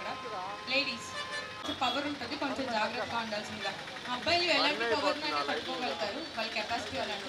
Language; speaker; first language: Telugu; native; Telugu